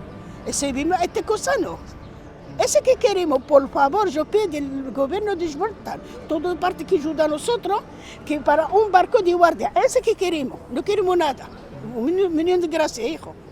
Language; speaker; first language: Spanish; non-native, learner; Arabic